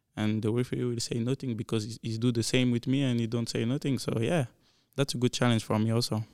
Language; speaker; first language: English; non-native, learner; French